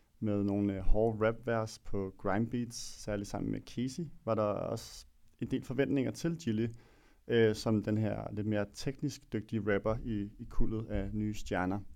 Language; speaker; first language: Danish; native; Danish